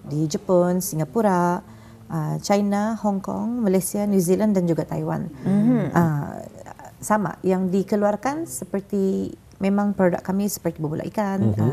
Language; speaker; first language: Malay; native; Malay